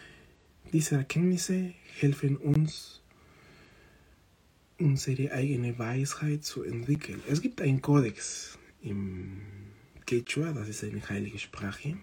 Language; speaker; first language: German; non-native, fluent; Spanish